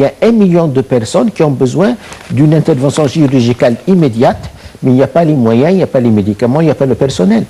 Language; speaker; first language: French; non-native, fluent; Arabic